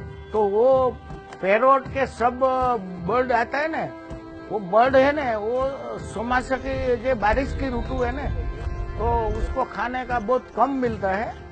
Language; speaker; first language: Hindi; non-native, local second language; Gujarati